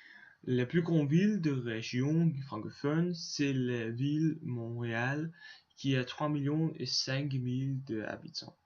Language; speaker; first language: French; non-native, learner; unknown